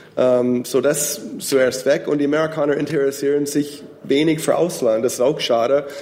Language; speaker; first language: German; non-native, fluent; English